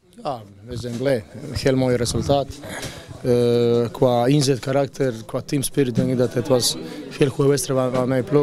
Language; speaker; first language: Dutch; non-native, fluent; Croatian